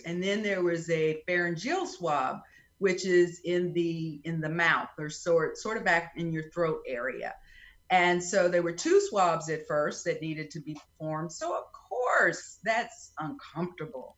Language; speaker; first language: English; native; English